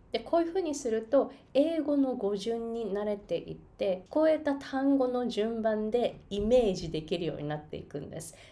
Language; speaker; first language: Japanese; native; Japanese